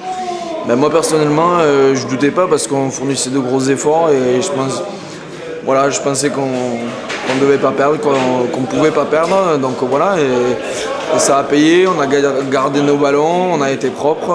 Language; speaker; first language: French; native; French